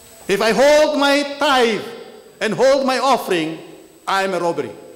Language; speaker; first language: English; non-native, fluent; Indonesian